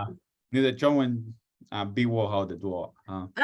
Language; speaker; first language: Chinese; non-native, fluent; English